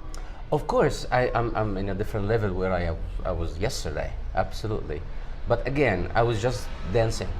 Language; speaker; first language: English; non-native, fluent; Arabic